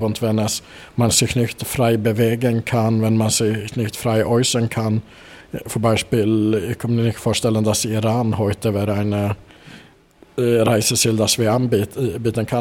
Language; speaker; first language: German; non-native, fluent; Swedish